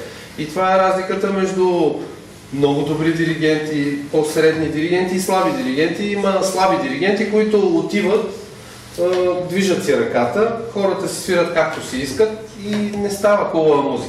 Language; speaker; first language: Bulgarian; native; Bulgarian